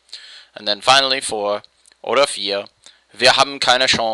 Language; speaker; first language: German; non-native, fluent; English